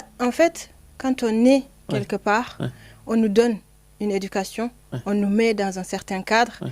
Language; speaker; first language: French; non-native, local second language; Fula